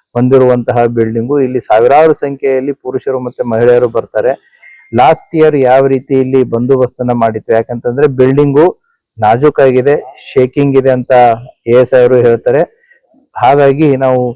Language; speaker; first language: Kannada; native; Kannada